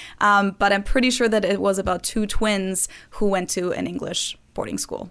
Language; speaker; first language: English; non-native, fluent; German